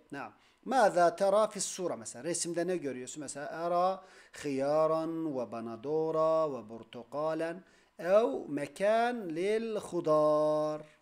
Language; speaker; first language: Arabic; non-native, fluent; Turkish